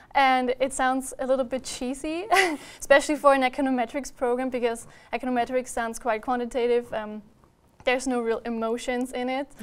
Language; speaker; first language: English; non-native, fluent; German